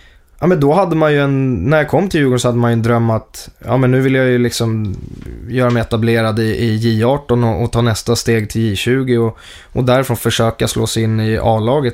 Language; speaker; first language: Swedish; native; Swedish